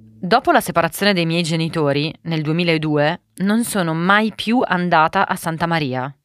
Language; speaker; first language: Italian; early bilingual, other home language; Portuguese